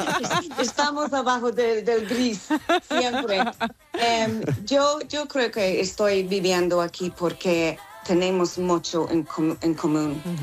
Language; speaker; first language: Spanish; non-native, fluent; English